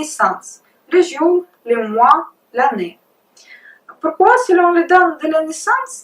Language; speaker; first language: French; non-native, learner; Russian